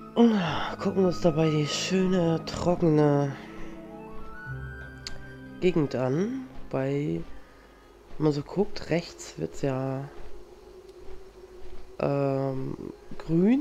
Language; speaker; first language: German; native; German